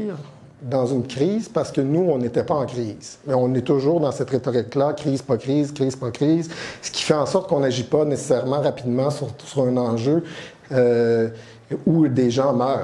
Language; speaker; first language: French; native; French